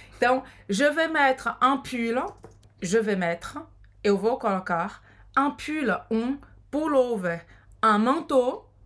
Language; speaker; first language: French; non-native, fluent; Portuguese